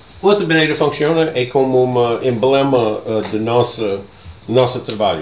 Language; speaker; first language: Portuguese; non-native, learner; English